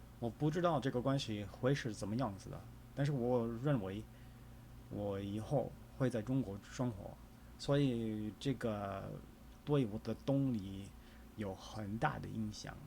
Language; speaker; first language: Chinese; non-native, fluent; English